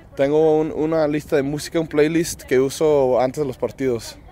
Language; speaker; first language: Spanish; early bilingual, other home language; English